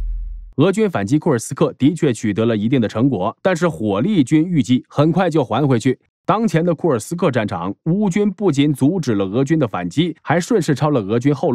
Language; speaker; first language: Chinese; native; Chinese